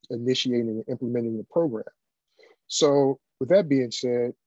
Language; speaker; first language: English; native; English